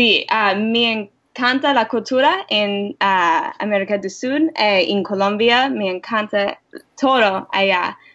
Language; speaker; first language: Spanish; non-native, learner; English